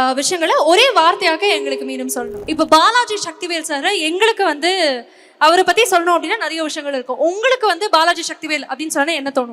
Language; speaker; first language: Tamil; native; Tamil